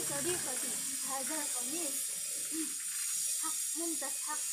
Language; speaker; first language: Arabic; non-native, learner; Indonesian